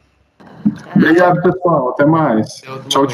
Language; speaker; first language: Portuguese; native; Portuguese